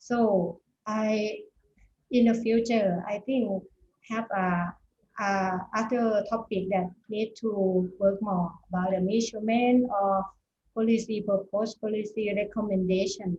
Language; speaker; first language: English; non-native, fluent; Thai